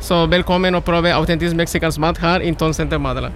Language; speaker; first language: Norwegian; non-native, learner; Spanish